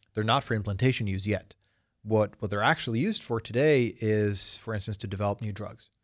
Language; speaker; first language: English; early bilingual, other home language; Swedish